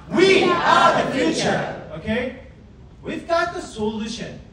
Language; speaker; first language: English; non-native, fluent; Korean